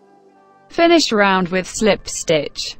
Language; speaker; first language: English; non-native, learner; Spanish